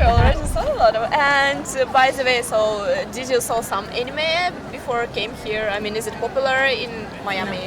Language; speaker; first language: English; non-native, learner; Russian